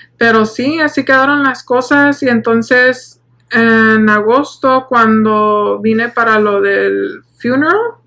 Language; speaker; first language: Spanish; early bilingual, heritage; Spanish